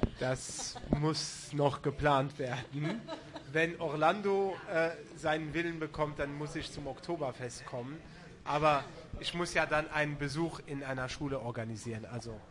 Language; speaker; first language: German; non-native, local second language; Luxembourgish